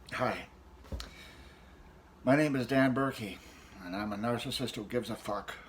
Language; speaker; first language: English; native; English